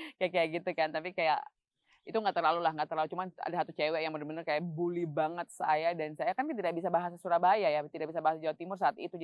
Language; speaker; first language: Indonesian; native; Indonesian